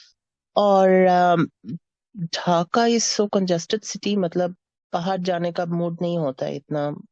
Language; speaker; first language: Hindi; non-native, fluent; Bangla